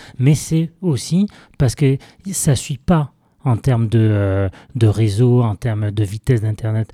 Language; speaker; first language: French; native; French